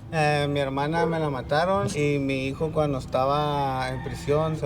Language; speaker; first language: Spanish; native; Spanish